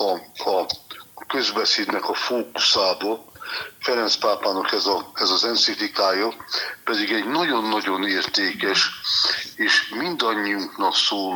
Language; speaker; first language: Hungarian; native; Hungarian